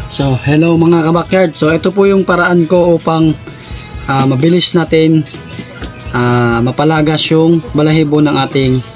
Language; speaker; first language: Filipino; native; Filipino